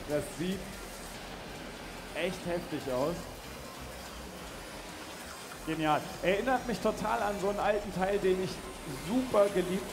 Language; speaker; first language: German; native; German